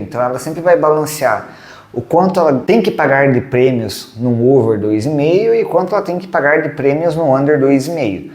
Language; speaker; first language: Portuguese; native; Portuguese